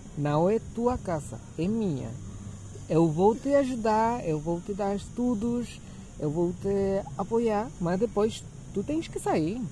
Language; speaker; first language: Portuguese; non-native, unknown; Spanish